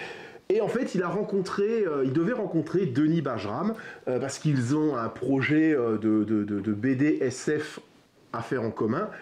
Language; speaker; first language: French; native; French